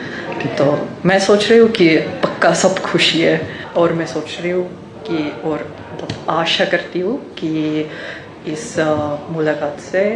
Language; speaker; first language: Hindi; non-native, learner; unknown